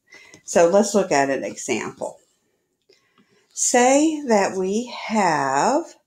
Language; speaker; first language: English; native; English